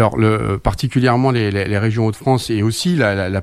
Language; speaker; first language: French; native; French